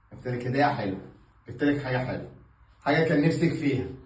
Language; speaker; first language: Arabic; native; Arabic